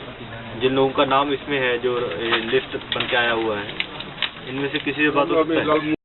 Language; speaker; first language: Hindi; non-native, local second language; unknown